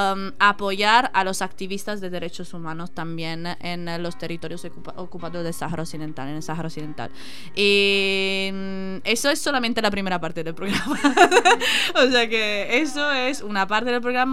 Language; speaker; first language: Spanish; native; Spanish